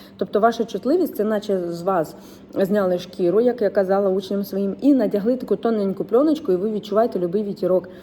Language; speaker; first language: Ukrainian; non-native, local second language; Russian